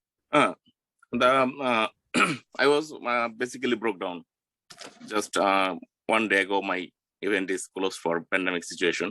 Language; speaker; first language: English; non-native, learner; Bangla